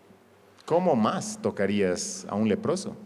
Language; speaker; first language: Spanish; native; Spanish